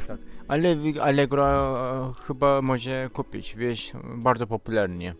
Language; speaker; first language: Polish; non-native, learner; Turkish